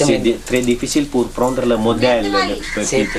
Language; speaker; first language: French; non-native, fluent; Sinhala